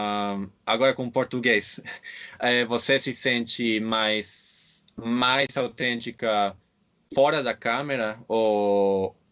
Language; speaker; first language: Portuguese; non-native, fluent; English